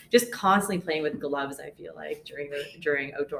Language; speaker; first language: English; native; English